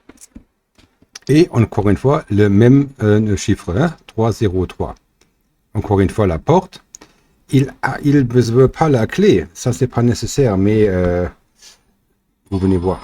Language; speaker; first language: French; non-native, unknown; German